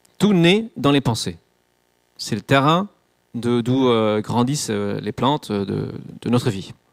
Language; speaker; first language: French; non-native, fluent; English